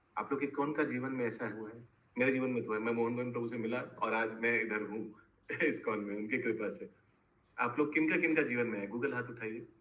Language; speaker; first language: Hindi; non-native, local second language; Bangla